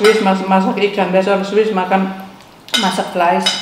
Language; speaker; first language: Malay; non-native, local second language; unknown